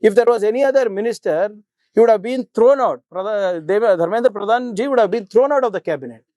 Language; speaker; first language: English; non-native, local second language; Kannada